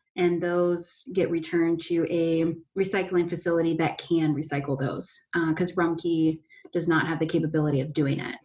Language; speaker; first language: English; native; English